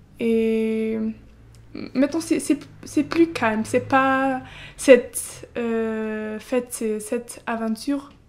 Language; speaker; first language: French; non-native, learner; German